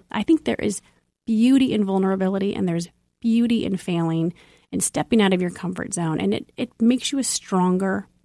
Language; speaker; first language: English; native; English